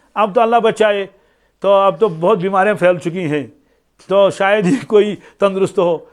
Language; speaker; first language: Urdu; non-native, local second language; Kashmiri